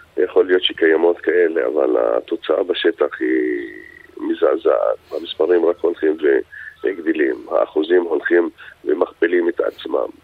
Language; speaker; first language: Hebrew; non-native, local second language; Arabic